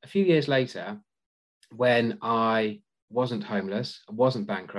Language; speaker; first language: English; native; English